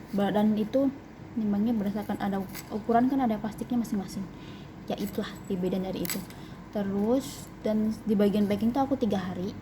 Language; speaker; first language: Indonesian; non-native, local second language; Javanese